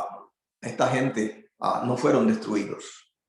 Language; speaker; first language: Spanish; native; Spanish